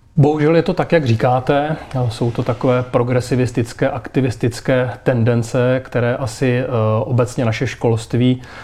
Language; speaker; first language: Czech; native; Czech